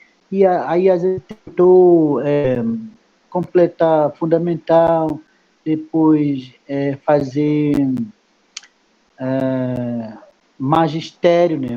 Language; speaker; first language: Portuguese; non-native, local second language; Kayapó